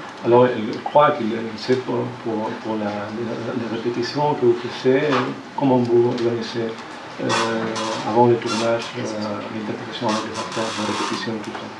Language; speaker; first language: French; non-native, fluent; Spanish